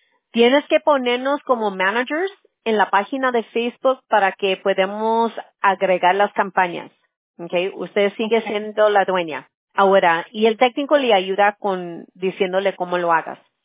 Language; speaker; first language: Spanish; early bilingual, heritage; Spanish